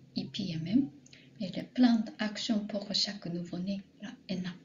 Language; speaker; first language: French; non-native, fluent; Japanese